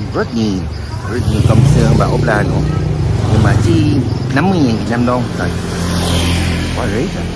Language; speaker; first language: Vietnamese; non-native, learner; Korean